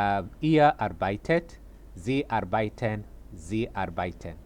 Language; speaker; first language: German; non-native, fluent; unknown